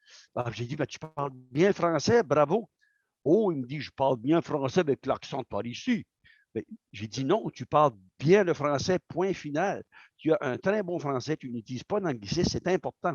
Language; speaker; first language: French; native; French